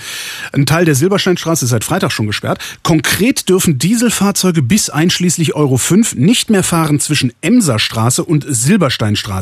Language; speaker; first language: German; native; German